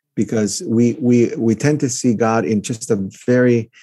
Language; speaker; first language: English; early bilingual, other home language; Spanish